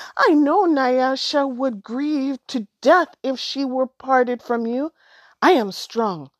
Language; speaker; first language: English; native; English